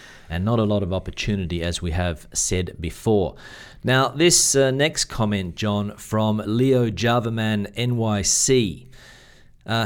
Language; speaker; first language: English; native; English